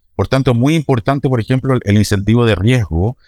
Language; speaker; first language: Spanish; native; Spanish